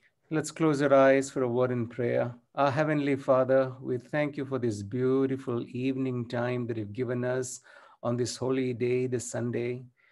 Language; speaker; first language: English; non-native, local second language; Malayalam